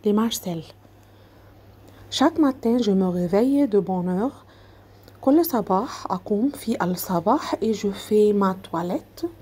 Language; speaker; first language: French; non-native, fluent; Arabic